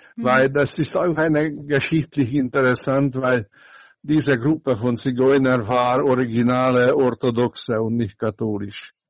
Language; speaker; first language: German; non-native, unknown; Hungarian